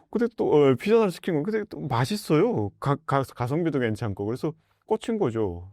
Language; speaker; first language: Korean; native; Korean